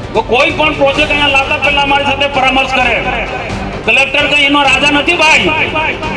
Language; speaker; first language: Gujarati; non-native, local second language; Vasavi